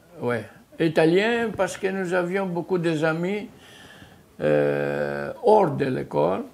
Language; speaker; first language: French; non-native, fluent; Greek